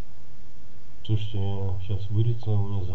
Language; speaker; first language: Russian; non-native, local second language; Ukrainian